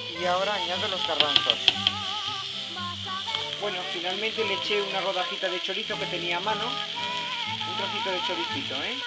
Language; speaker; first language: Spanish; native; Spanish